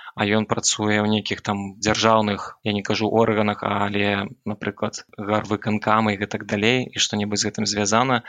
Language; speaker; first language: Belarusian; non-native, local second language; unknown